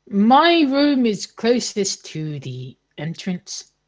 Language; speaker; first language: English; native; English